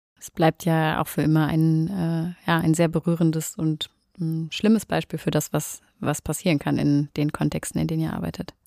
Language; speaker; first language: German; native; German